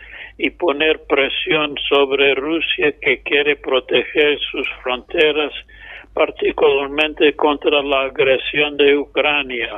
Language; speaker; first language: Spanish; non-native, fluent; English